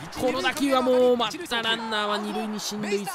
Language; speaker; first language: Japanese; native; Japanese